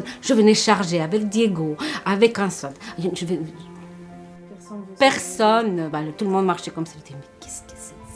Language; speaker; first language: French; non-native, fluent; Spanish